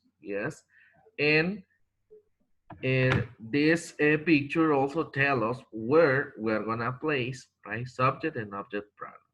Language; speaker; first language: English; non-native, fluent; Spanish